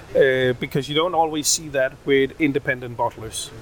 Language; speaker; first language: English; non-native, fluent; Danish